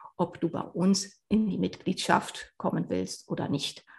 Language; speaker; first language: German; native; German